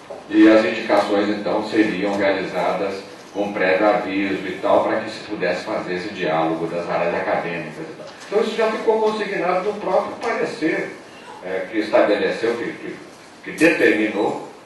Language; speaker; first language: Portuguese; native; Portuguese